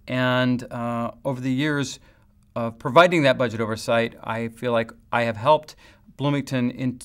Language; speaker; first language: English; native; English